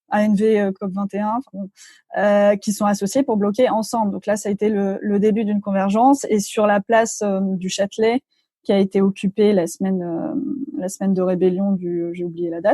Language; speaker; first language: French; native; French